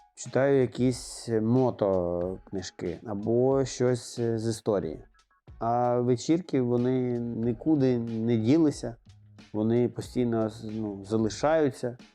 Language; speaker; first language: Ukrainian; non-native, local second language; Russian